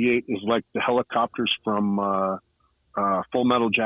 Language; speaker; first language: English; native; English